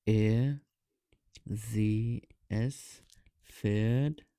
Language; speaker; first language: German; non-native, fluent; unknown